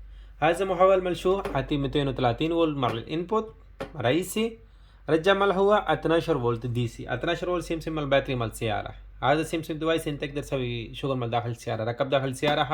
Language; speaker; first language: Arabic; non-native, learner; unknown